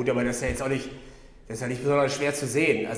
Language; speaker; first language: German; native; German